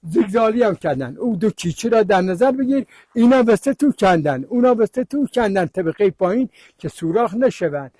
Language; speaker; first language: Persian; native; Persian